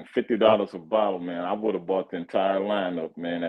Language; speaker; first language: English; native; English